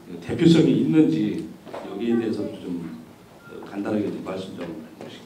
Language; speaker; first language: Korean; native; Korean